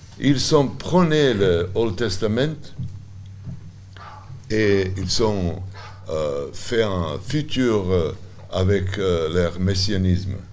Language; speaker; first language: French; non-native, learner; Serbian